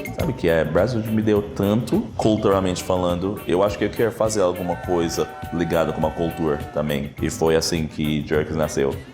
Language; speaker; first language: Portuguese; non-native, fluent; English